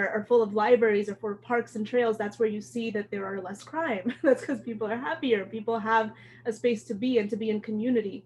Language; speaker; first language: English; early bilingual, other home language; Amharic